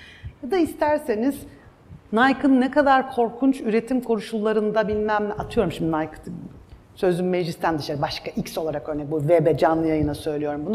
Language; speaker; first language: Turkish; native; Turkish